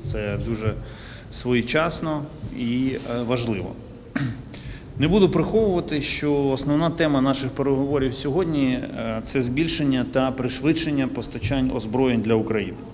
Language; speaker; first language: Ukrainian; native; Ukrainian